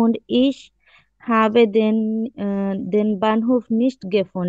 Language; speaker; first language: German; non-native, learner; Bangla